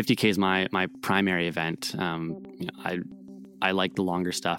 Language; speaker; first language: English; native; English